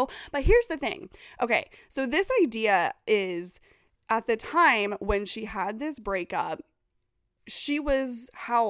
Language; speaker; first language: English; native; English